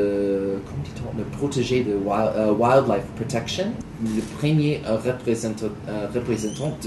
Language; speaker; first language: French; non-native, learner; English